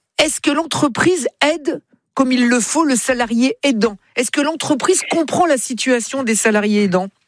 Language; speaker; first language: French; native; French